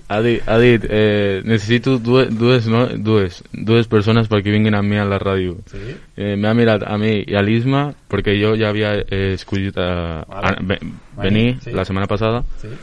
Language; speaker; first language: Catalan; non-native, local second language; Spanish